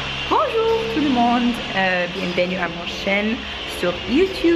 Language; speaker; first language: French; non-native, learner; English